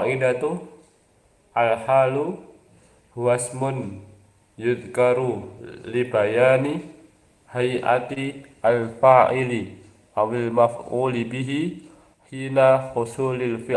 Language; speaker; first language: Arabic; non-native, learner; Indonesian